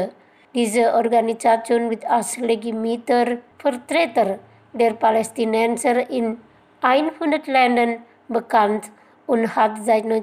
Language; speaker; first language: German; non-native, fluent; Indonesian